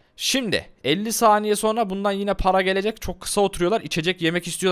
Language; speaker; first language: Turkish; native; Turkish